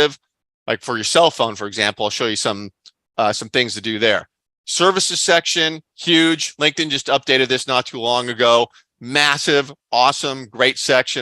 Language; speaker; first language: English; native; English